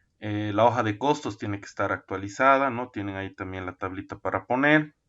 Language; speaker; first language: Spanish; native; Spanish